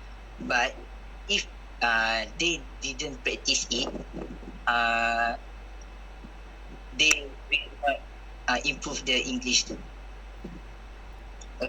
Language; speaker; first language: English; non-native, local second language; Malay